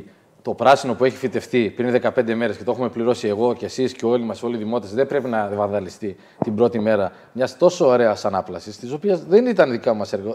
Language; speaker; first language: Greek; native; Greek